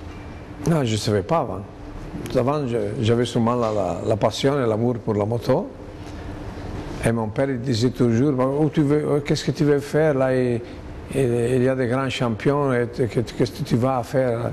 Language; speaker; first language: French; non-native, fluent; Italian